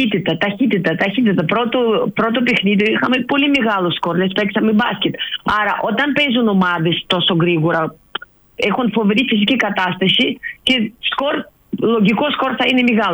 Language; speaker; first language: Greek; non-native, learner; Russian